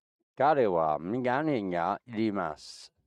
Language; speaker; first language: Japanese; non-native, learner; English